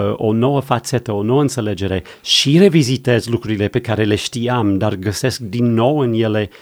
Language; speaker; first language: Romanian; non-native, fluent; English